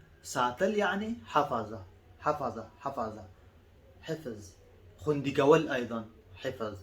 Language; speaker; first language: Arabic; non-native, fluent; Pashto